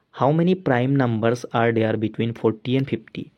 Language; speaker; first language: English; non-native, local second language; Assamese